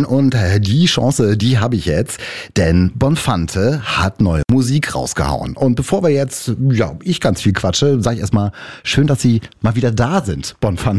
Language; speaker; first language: German; native; German